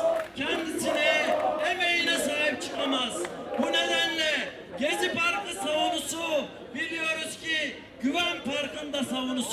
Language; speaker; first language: Turkish; native; Turkish